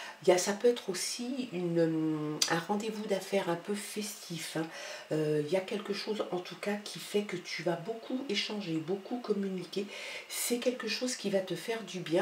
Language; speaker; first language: French; native; French